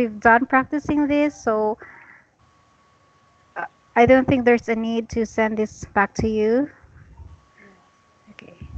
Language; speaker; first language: English; non-native, fluent; Cebuano